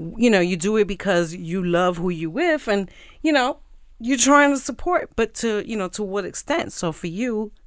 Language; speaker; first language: English; native; English